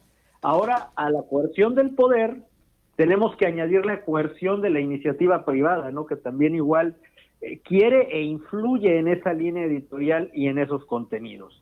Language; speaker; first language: Spanish; native; Spanish